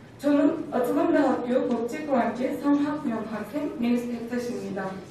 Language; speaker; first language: Korean; non-native, learner; Turkish